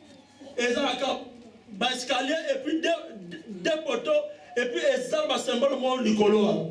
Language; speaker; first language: French; non-native, local second language; Lingala